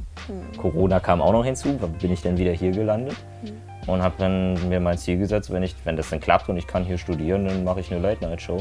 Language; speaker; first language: German; native; German